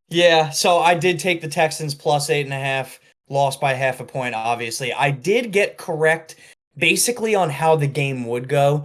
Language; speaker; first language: English; native; English